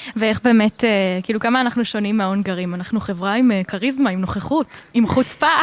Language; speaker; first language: Hebrew; native; Hebrew